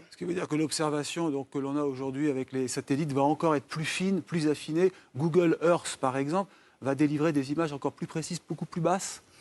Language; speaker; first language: French; native; French